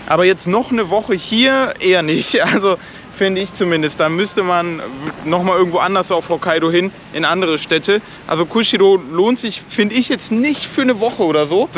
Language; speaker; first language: German; native; German